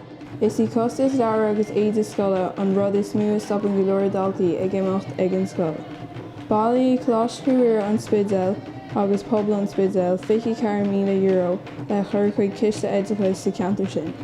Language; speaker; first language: Irish; native; Irish